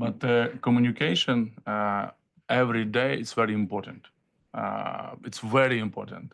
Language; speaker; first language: English; non-native, learner; Ukrainian